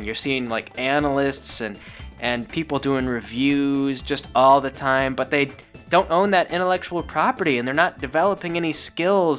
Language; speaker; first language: English; native; English